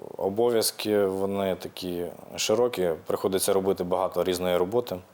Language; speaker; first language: Ukrainian; native; Ukrainian